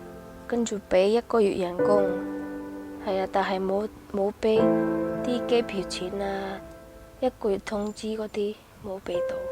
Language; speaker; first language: Cantonese; non-native, fluent; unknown